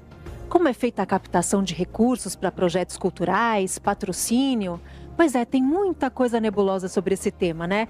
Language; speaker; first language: Portuguese; native; Portuguese